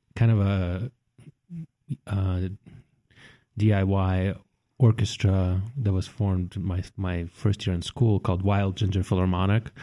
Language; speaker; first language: English; early bilingual, other home language; Russian